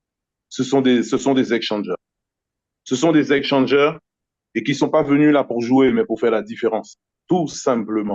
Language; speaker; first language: French; native; French